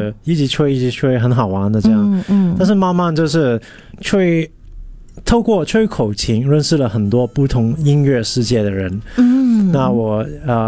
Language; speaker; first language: Chinese; non-native, local second language; Cantonese